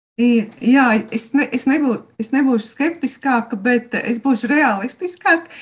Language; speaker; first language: Latvian; native; Latvian